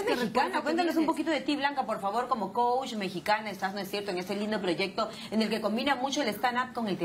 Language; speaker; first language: Spanish; native; Spanish